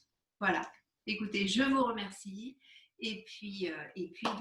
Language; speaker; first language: French; native; French